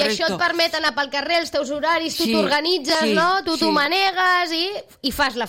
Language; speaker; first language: Catalan; native; Catalan